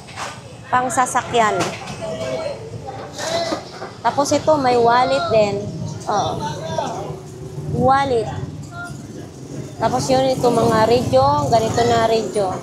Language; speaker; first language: Filipino; native; Filipino